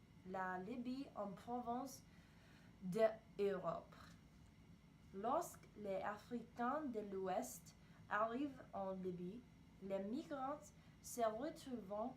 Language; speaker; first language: French; non-native, learner; English